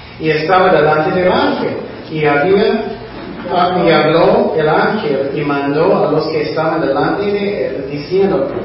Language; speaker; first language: Spanish; non-native, fluent; English